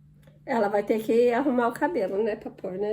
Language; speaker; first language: Portuguese; native; Portuguese